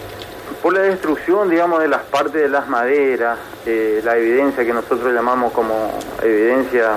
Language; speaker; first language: Spanish; native; Spanish